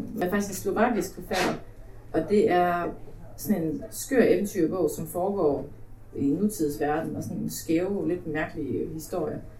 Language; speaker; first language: Danish; early bilingual, other home language; Polish